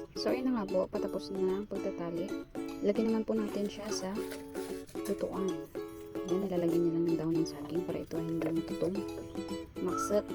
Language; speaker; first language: Filipino; non-native, local second language; Iloko